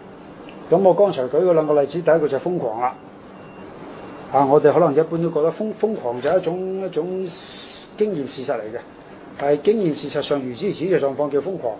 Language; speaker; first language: Chinese; non-native, local second language; Cantonese